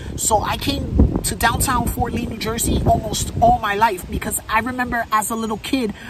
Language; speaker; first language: English; native; English